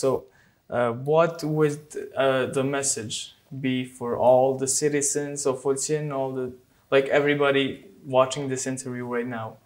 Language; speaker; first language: English; non-native, fluent; Albanian